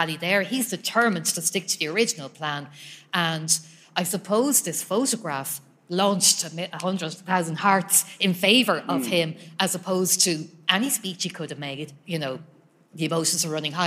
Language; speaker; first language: English; native; English